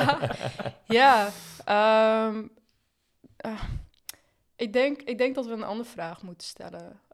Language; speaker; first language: Dutch; early bilingual, other home language; Arabic